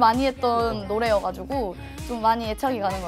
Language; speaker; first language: Korean; native; Korean